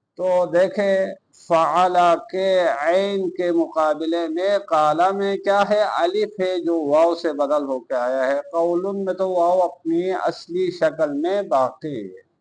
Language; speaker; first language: Urdu; non-native, local second language; Balti